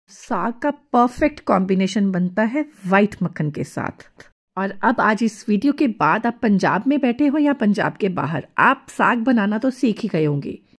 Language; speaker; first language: Hindi; non-native, local second language; Punjabi